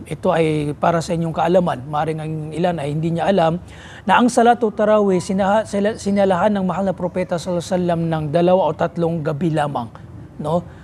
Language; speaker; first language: Filipino; non-native, local second language; Maranao